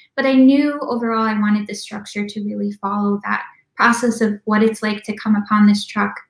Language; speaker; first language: English; native; English